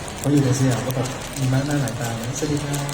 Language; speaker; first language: Thai; native; Thai